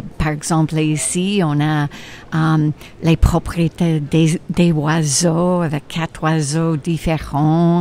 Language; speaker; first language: French; non-native, fluent; English